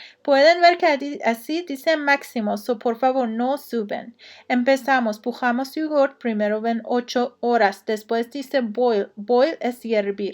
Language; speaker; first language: Spanish; non-native, learner; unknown